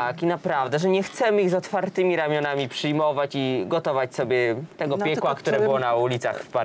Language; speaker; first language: Polish; native; Polish